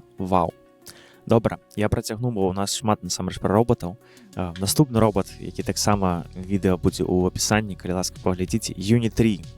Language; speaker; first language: Belarusian; non-native, local second language; Russian